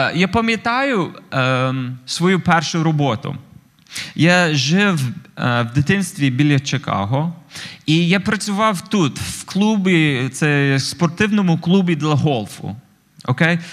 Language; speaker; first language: Ukrainian; non-native, fluent; English